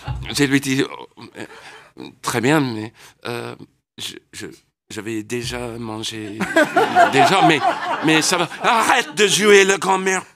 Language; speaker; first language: French; non-native, learner; English